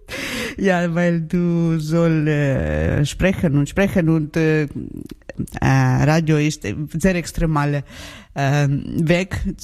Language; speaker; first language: German; non-native, learner; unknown